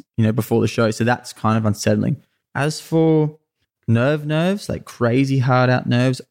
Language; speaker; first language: English; native; English